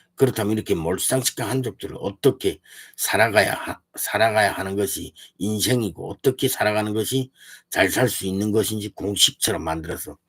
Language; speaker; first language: Korean; early bilingual, heritage; Korean